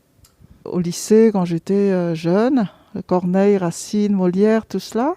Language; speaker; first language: French; non-native, fluent; Vietnamese